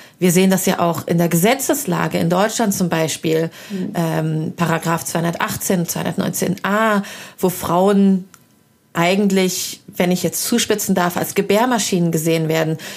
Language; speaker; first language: German; early bilingual, other home language; Persian